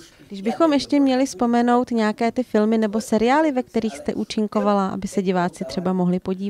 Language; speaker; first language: Czech; native; Czech